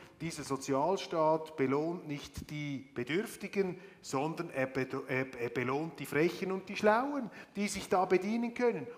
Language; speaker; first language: German; native; German